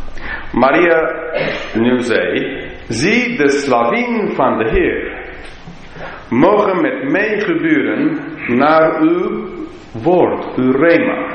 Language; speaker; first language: Dutch; non-native, fluent; English